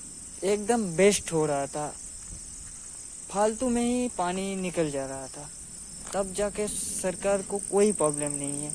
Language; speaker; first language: Hindi; non-native, local second language; Bangla